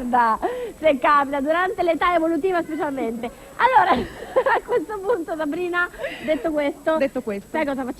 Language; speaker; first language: Italian; native; Italian